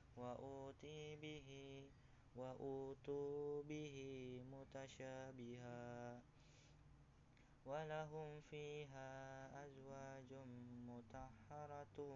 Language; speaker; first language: Arabic; non-native, learner; Indonesian